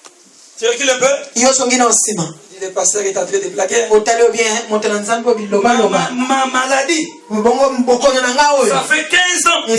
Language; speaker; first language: French; non-native, local second language; Lingala